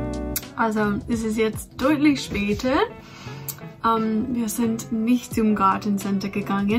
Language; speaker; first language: German; non-native, fluent; English